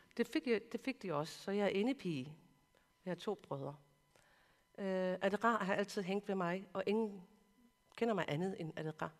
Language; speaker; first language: Danish; non-native, local second language; Kalaallisut